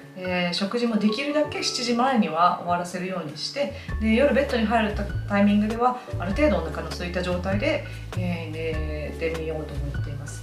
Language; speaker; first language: Japanese; native; Japanese